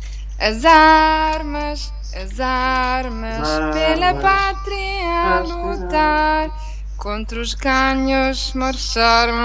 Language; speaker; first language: Portuguese; non-native, learner; Italian